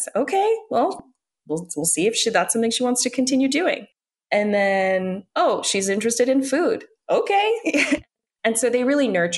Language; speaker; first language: English; native; English